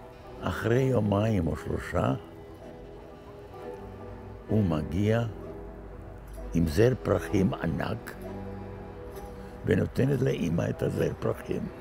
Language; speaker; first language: Hebrew; non-native, fluent; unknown